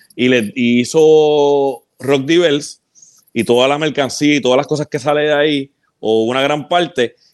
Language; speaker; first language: Spanish; native; Spanish